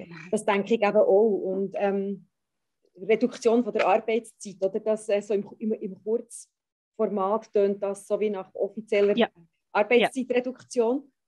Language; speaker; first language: German; native; German